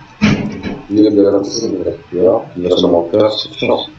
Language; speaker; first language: French; native; French